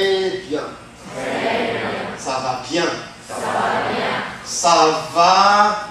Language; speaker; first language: French; non-native, fluent; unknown